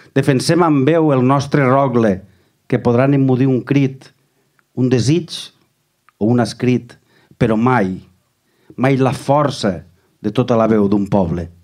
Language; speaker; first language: Catalan; native; Catalan